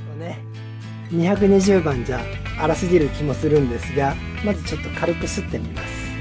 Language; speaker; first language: Japanese; native; Japanese